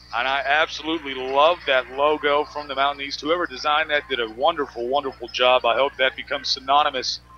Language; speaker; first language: English; native; English